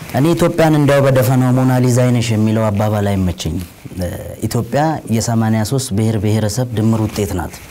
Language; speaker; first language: Amharic; non-native, local second language; Oromo